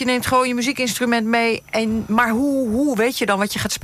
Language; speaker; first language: Dutch; native; Dutch